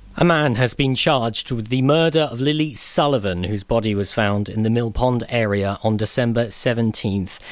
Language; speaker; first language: English; native; English